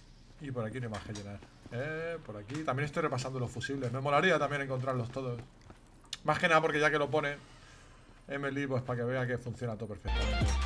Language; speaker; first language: Spanish; native; Spanish